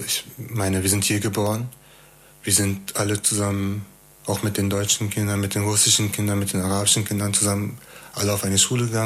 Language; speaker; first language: German; early bilingual, other home language; Turkish